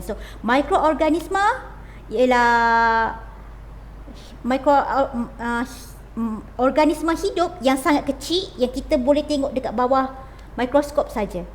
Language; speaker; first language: Malay; native; Malay